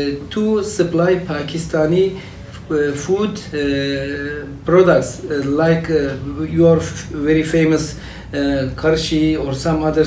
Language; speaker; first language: English; non-native, fluent; Turkish